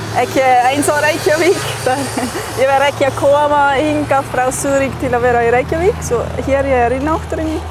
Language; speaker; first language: Icelandic; non-native, learner; German